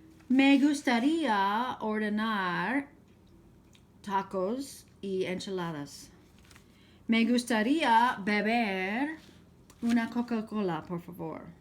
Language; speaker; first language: Spanish; non-native, fluent; English